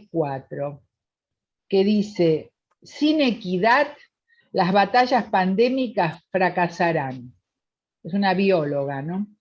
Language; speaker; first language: Spanish; native; Spanish